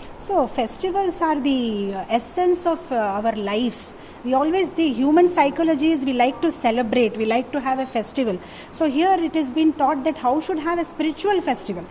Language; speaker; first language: English; non-native, local second language; Telugu